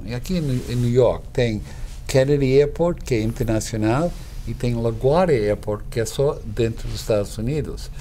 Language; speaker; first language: Portuguese; non-native, fluent; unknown